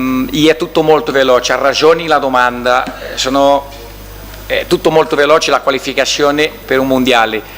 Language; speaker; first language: Italian; non-native, fluent; Portuguese